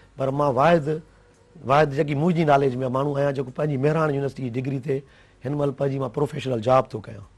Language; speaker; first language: Sindhi; native; Sindhi